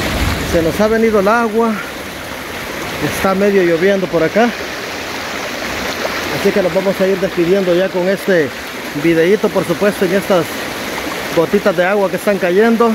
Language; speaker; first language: Spanish; native; Spanish